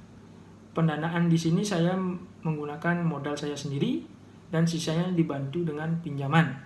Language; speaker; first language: Indonesian; native; Indonesian